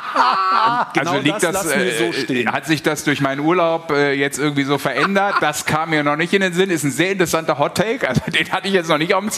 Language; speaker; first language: German; native; German